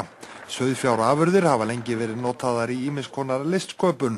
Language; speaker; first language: Icelandic; native; Icelandic